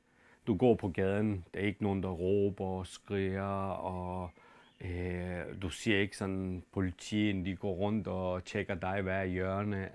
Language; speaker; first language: Danish; non-native, fluent; Turkish